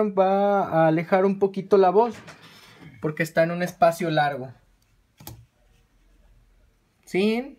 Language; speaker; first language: Spanish; native; Spanish